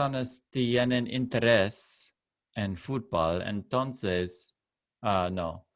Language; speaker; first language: Spanish; non-native, learner; English